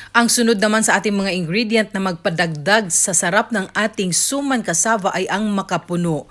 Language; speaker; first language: Filipino; non-native, local second language; Cebuano